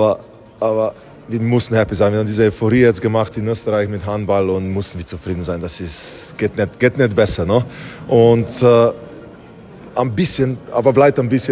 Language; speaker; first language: German; non-native, fluent; Slovenian